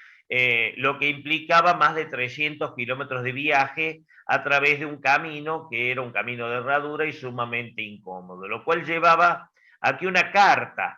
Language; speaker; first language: Spanish; native; Spanish